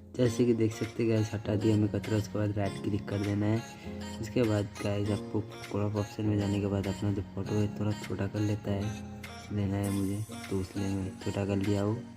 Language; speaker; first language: Hindi; non-native, local second language; Bangla